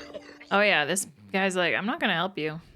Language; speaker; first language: English; native; English